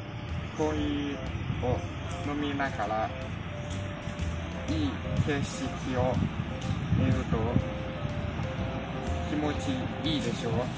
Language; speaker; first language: Japanese; non-native, learner; Thai